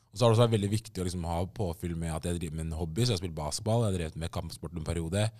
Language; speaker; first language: Norwegian; early bilingual, other home language; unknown